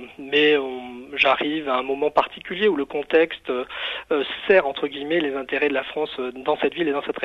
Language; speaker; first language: French; native; French